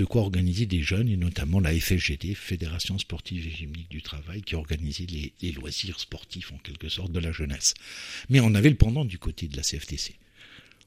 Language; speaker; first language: French; native; French